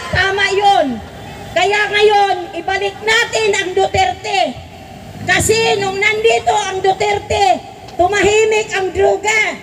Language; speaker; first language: Filipino; non-native, local second language; Waray